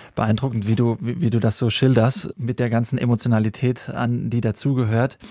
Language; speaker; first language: German; native; German